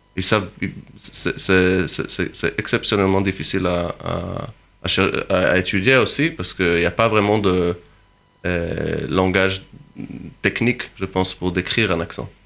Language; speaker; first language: French; non-native, fluent; Hebrew